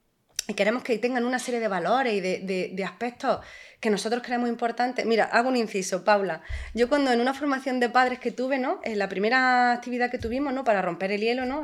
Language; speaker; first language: Spanish; native; Spanish